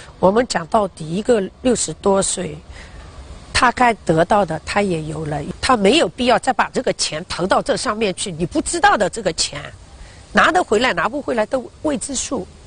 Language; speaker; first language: Chinese; native; Chinese